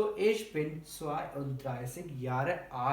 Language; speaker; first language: German; non-native, fluent; Hindi